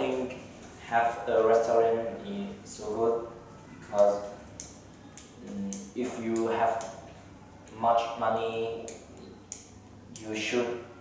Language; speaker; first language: English; non-native, learner; Vietnamese